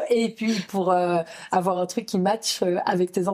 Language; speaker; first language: French; native; French